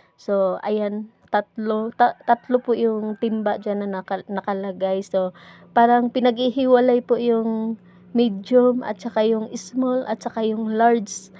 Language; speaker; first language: Filipino; non-native, local second language; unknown